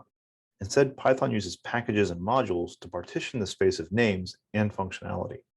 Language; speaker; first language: English; native; English